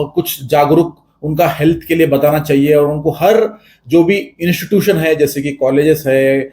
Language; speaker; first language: Hindi; non-native, local second language; Marathi